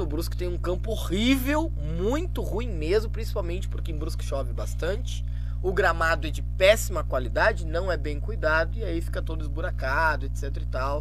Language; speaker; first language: Portuguese; native; Portuguese